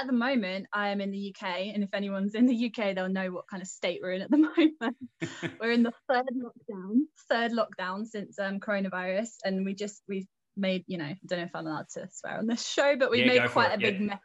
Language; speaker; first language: English; native; English